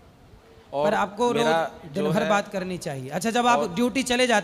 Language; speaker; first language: Hindi; native; Hindi